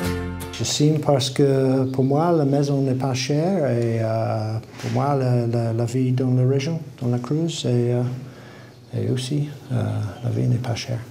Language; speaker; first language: French; non-native, learner; English